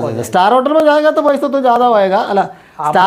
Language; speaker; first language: Hindi; non-native, local second language; Malayalam